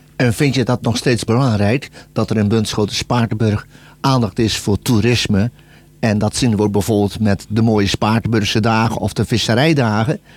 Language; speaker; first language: Dutch; native; Dutch